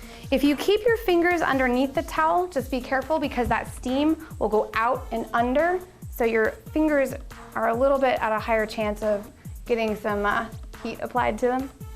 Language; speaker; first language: English; native; English